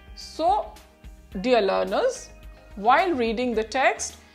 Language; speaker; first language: English; non-native, local second language; Hindi